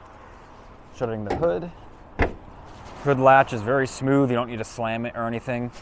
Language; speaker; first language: English; native; English